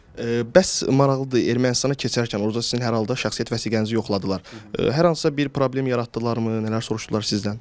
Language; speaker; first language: Azerbaijani; native; Azerbaijani